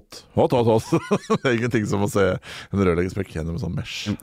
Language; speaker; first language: Norwegian; native; Norwegian